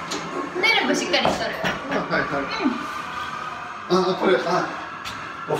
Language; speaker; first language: Japanese; non-native, fluent; English